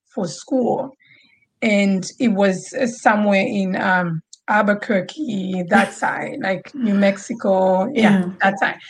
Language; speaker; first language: English; non-native, local second language; Swahili